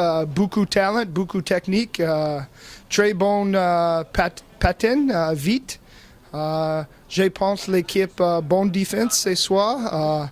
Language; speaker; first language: French; non-native, learner; English